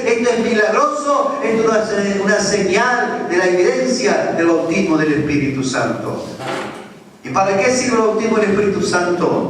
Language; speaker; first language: Spanish; native; Spanish